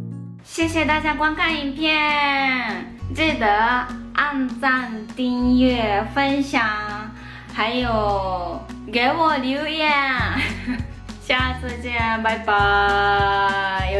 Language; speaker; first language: Chinese; non-native, fluent; Japanese